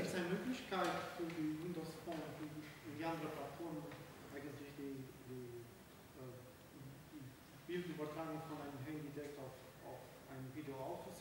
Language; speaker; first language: German; non-native, learner; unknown